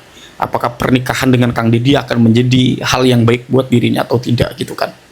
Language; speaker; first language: Indonesian; native; Indonesian